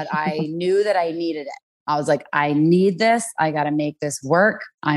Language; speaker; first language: English; native; English